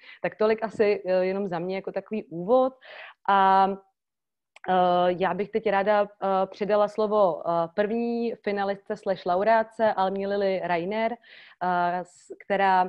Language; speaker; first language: Czech; native; Czech